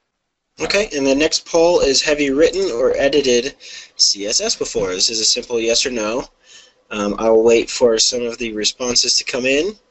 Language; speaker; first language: English; native; English